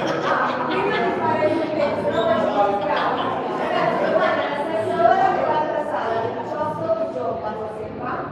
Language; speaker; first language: Italian; native; Italian